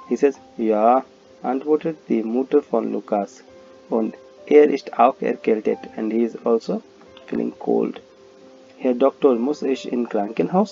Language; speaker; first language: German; non-native, fluent; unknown